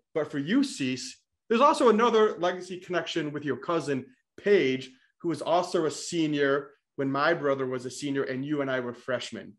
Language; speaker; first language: English; native; English